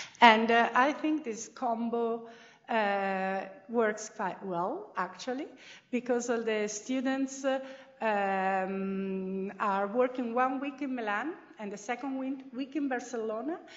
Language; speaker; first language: English; non-native, fluent; Italian